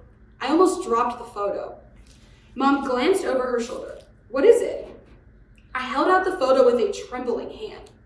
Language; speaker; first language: English; native; English